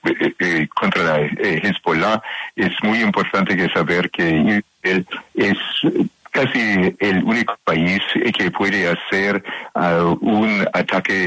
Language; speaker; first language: Spanish; non-native, learner; English